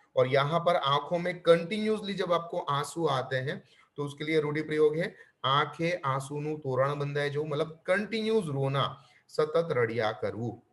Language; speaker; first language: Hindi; non-native, local second language; Gujarati